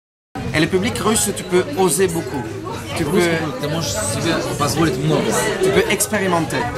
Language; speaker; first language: French; non-native, fluent; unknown